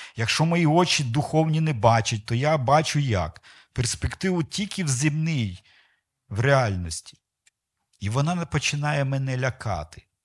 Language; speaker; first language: Ukrainian; non-native, local second language; Russian